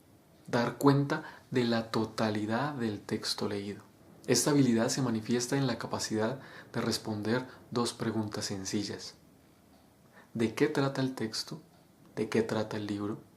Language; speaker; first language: Spanish; native; Spanish